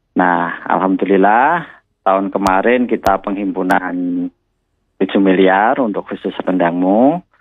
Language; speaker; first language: Malay; non-native, local second language; Javanese